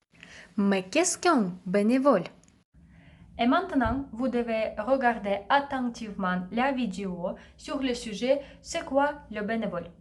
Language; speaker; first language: French; non-native, fluent; Russian